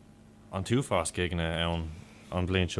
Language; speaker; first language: Irish; non-native, local second language; English